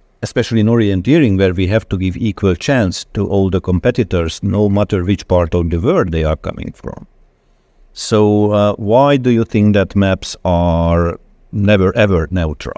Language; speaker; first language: English; non-native, fluent; Hungarian